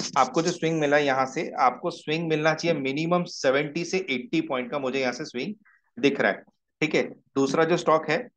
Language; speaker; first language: Hindi; native; Hindi